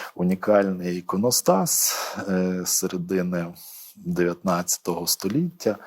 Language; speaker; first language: Ukrainian; native; Ukrainian